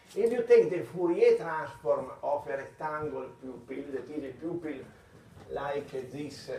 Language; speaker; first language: English; non-native, fluent; Italian